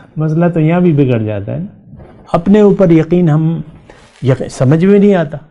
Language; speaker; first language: Urdu; non-native, local second language; Pashto